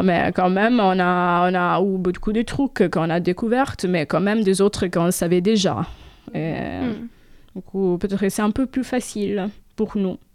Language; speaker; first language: French; non-native, fluent; Italian